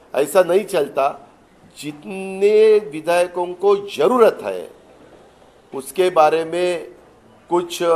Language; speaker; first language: Hindi; non-native, local second language; Marathi